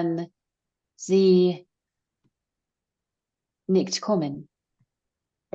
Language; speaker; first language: German; non-native, learner; English